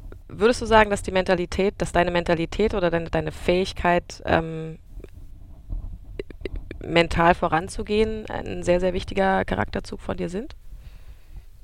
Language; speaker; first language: German; native; German